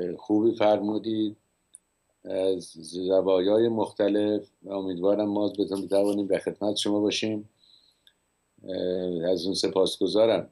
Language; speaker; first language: Persian; native; Persian